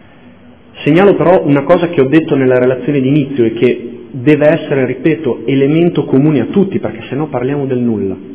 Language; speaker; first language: Italian; native; Italian